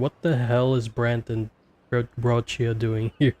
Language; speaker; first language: English; native; English